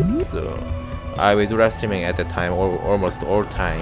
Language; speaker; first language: English; non-native, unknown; Korean